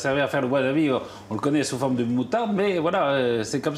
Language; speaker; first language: French; native; French